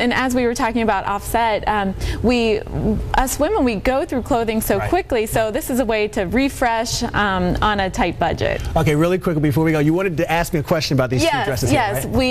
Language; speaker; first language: English; native; English